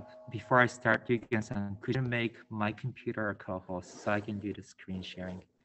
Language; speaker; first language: English; non-native, fluent; Japanese